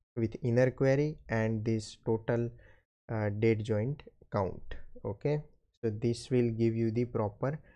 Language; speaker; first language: English; non-native, local second language; Gujarati